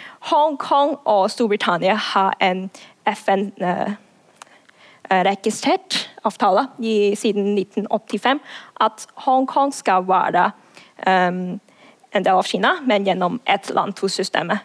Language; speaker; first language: Norwegian; non-native, fluent; Cantonese